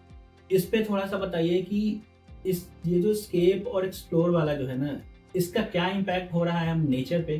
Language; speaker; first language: Hindi; native; Hindi